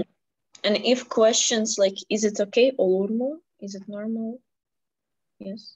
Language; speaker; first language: English; non-native, fluent; Ukrainian